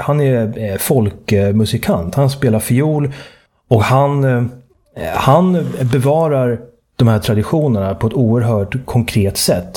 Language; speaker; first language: Swedish; native; Swedish